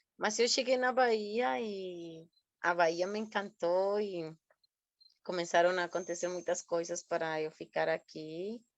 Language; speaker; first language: Portuguese; non-native, fluent; Spanish